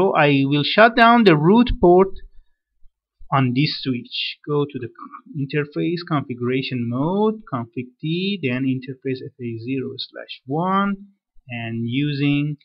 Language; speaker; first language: English; non-native, fluent; Persian